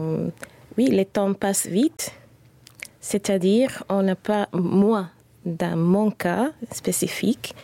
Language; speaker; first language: French; non-native, fluent; Spanish